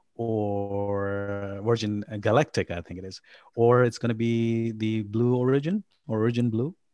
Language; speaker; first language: English; non-native, local second language; Urdu